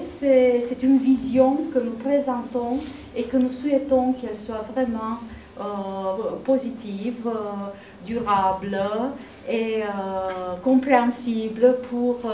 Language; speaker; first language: French; non-native, fluent; Italian